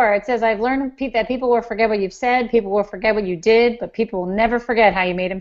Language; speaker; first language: English; native; English